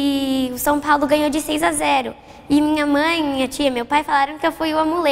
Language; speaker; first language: Portuguese; early bilingual, heritage; English